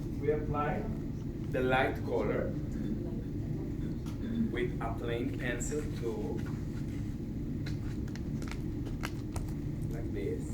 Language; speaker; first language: English; non-native, learner; Spanish